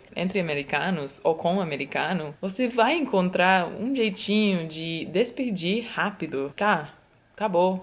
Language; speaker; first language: Portuguese; non-native, fluent; English